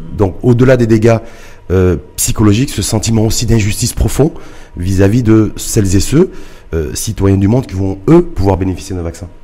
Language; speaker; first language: French; non-native, local second language; Arabic